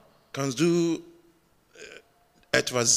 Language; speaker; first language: German; non-native, learner; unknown